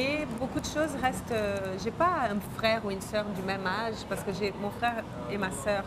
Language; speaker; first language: French; non-native, fluent; Portuguese